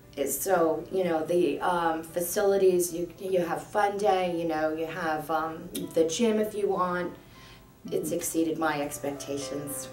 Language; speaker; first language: English; native; English